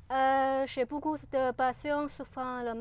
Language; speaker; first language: French; non-native, learner; Chinese